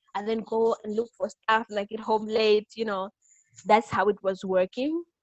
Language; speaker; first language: English; non-native, local second language; Shona